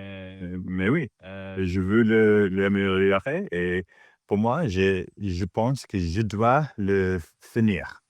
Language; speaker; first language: French; non-native, learner; English